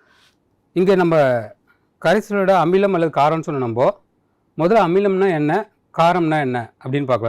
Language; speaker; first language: Tamil; native; Tamil